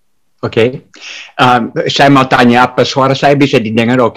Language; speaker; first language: Indonesian; non-native, fluent; English